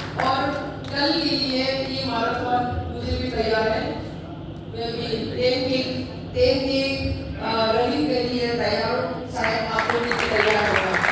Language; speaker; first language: Hindi; non-native, local second language; Manipuri